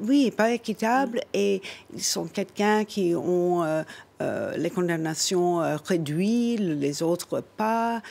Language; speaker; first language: French; non-native, fluent; English